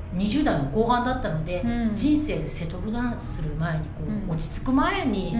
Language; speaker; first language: Japanese; native; Japanese